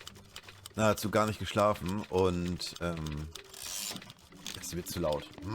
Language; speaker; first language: German; native; German